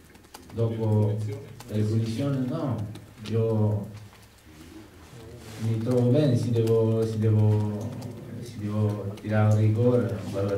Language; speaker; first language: Italian; non-native, learner; French